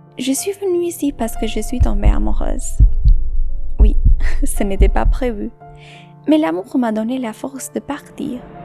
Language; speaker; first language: French; non-native, learner; Albanian